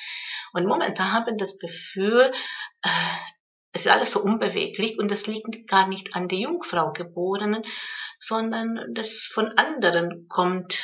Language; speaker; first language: German; non-native, fluent; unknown